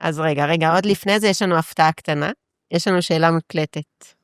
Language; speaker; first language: Hebrew; early bilingual, other home language; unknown